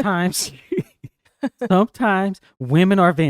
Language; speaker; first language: English; native; English